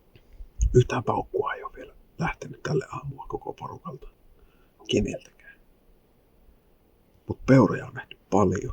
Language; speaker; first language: Finnish; native; Finnish